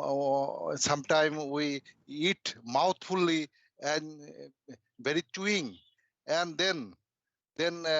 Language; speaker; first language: English; non-native, learner; Bangla